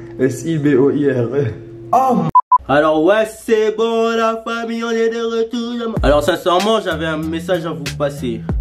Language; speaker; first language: French; early bilingual, other home language; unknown